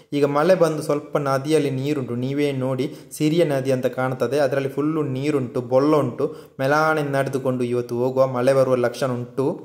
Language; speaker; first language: Kannada; non-native, local second language; Tulu